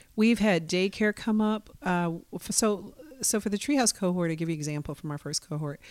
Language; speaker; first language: English; native; English